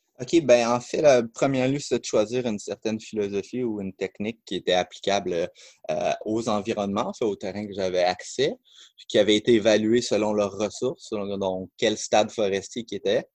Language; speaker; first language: French; native; French